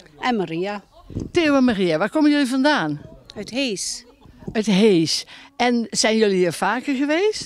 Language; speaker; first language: Dutch; native; Dutch